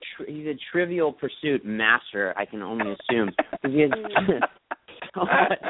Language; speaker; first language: English; native; English